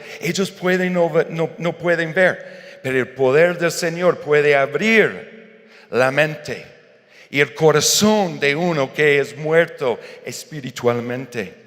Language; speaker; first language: Spanish; non-native, fluent; English